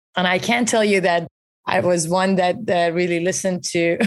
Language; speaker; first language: English; early bilingual, other home language; Persian